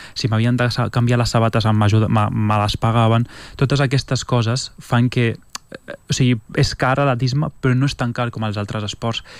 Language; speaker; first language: Catalan; early bilingual, other home language; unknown